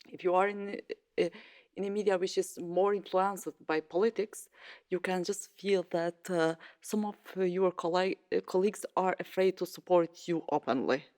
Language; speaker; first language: English; non-native, fluent; Albanian